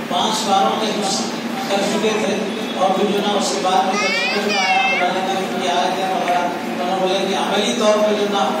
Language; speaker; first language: Urdu; native; Urdu